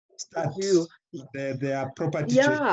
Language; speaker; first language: English; non-native, local second language; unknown